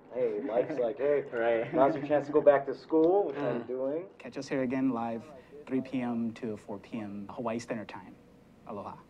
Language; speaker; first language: English; native; English